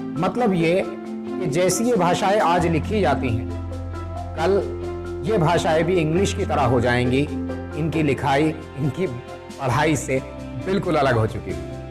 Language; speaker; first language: Hindi; native; Hindi